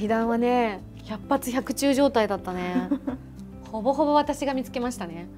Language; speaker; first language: Japanese; native; Japanese